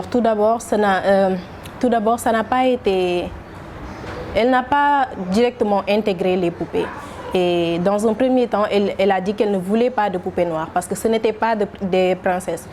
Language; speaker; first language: French; non-native, local second language; Wolof